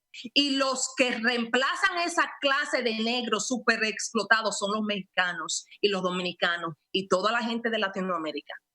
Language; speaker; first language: Spanish; early bilingual, heritage; Spanish